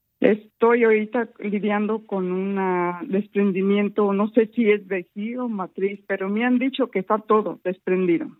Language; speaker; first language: Spanish; native; Spanish